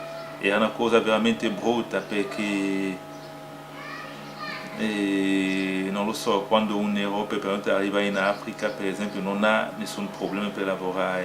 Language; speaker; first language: Italian; non-native, fluent; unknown